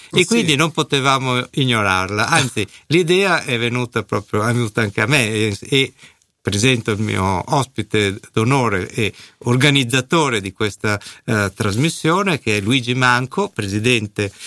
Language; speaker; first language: Italian; native; Italian